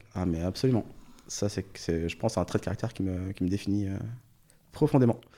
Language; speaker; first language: French; early bilingual, other home language; Portuguese